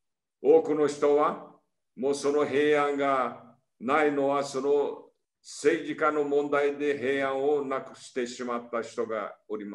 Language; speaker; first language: Japanese; early bilingual, heritage; Portuguese